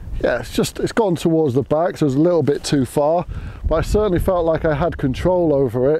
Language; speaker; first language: English; native; English